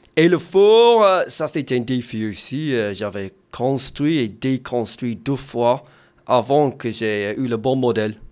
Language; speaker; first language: French; early bilingual, other home language; English